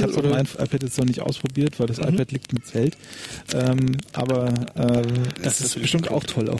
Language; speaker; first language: German; native; German